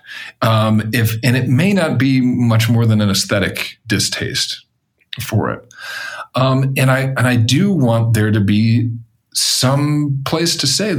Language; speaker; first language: English; native; English